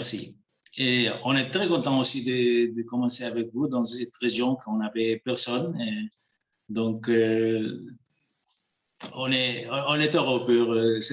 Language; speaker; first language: French; non-native, fluent; Spanish